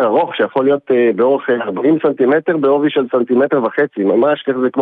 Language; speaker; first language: Hebrew; native; Hebrew